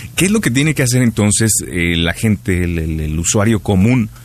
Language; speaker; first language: Spanish; native; Spanish